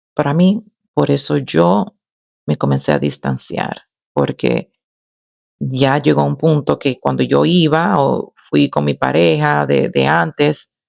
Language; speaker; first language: Spanish; early bilingual, other home language; English